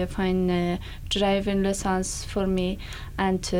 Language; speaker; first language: English; non-native, learner; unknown